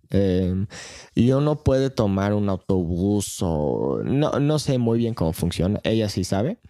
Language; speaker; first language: Spanish; non-native, fluent; English